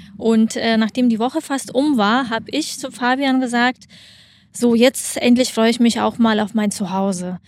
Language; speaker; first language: German; non-native, fluent; Lithuanian